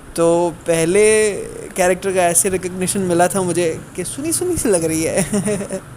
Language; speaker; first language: Hindi; non-native, local second language; Gujarati